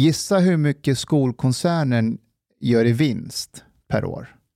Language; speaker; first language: Swedish; native; Swedish